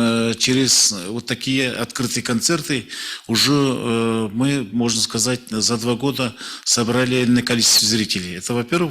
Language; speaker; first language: Russian; non-native, local second language; Kazakh